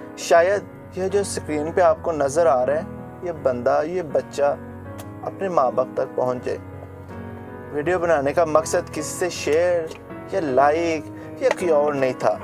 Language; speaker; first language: Urdu; native; Urdu